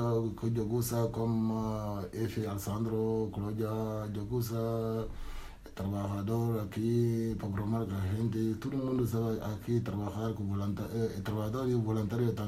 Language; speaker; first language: Spanish; non-native, learner; Wolof